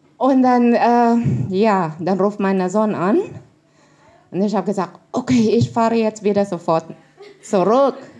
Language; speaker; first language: German; non-native, learner; Filipino